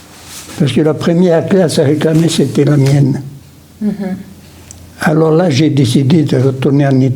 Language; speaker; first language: French; non-native, local second language; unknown